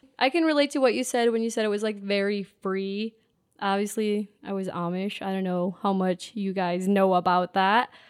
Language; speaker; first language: English; non-native, local second language; Pennsylvania German